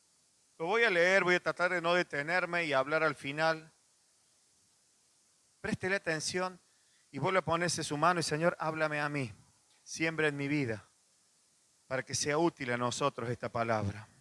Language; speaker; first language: Spanish; native; Spanish